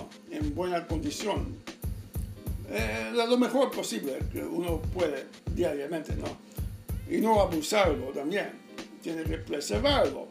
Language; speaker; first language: Spanish; non-native, fluent; English